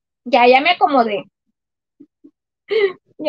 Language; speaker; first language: Spanish; native; Spanish